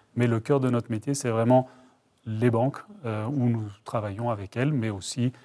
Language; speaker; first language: French; native; French